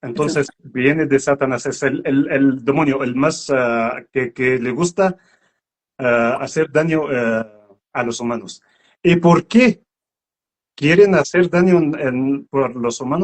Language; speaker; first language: Spanish; non-native, learner; Arabic